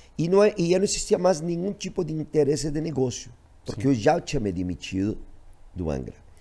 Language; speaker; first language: Portuguese; non-native, fluent; Spanish